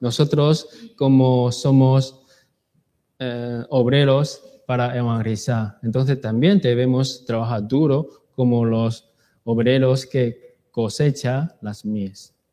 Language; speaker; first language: Spanish; non-native, learner; Chinese